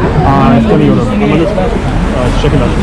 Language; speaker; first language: Turkish; non-native, learner; English